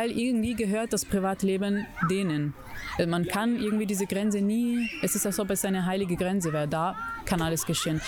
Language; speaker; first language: German; non-native, fluent; Italian